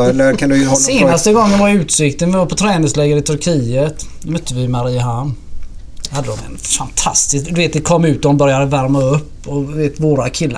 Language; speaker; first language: Swedish; native; Swedish